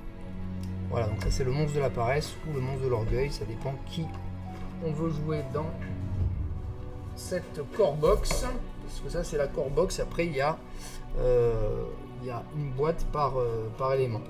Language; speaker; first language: French; native; French